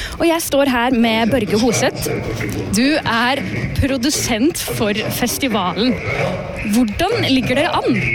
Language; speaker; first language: Norwegian; native; Norwegian